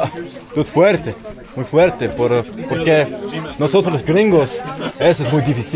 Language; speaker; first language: Spanish; non-native, learner; English